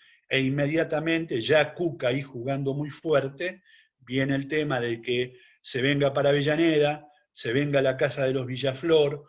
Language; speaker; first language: Spanish; native; Spanish